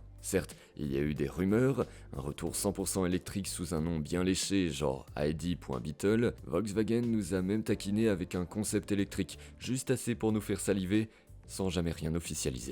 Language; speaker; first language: French; native; French